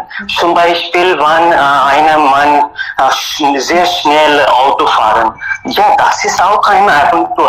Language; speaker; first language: German; non-native, learner; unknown